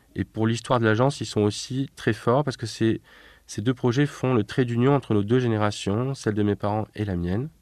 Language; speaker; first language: French; native; French